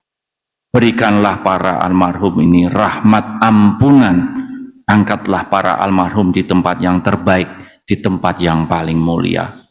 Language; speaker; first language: Indonesian; native; Indonesian